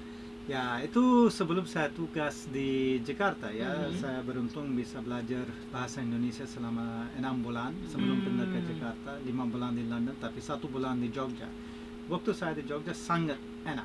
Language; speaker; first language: Indonesian; non-native, fluent; English